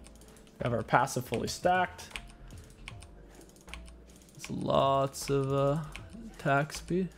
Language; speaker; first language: English; native; English